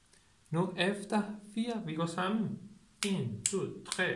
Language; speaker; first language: Danish; non-native, learner; Spanish